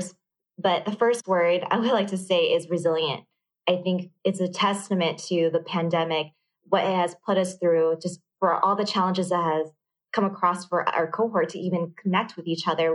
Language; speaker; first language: English; early bilingual, other home language; Vietnamese